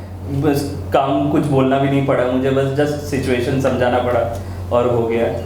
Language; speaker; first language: Hindi; native; Hindi